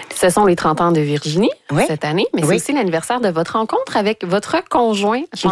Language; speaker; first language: French; native; French